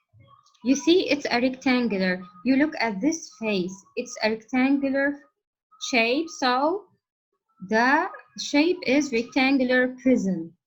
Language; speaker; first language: English; non-native, fluent; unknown